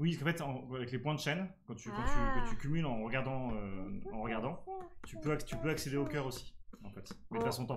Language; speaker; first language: French; native; French